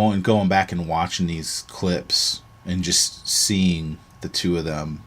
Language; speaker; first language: English; native; English